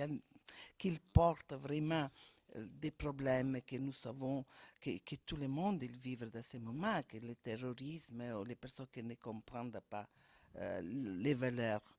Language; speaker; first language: French; non-native, fluent; Italian